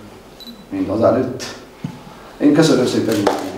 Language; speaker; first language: Hungarian; native; Hungarian